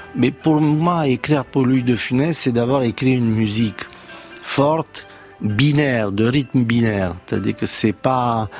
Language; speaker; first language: French; non-native, fluent; Romanian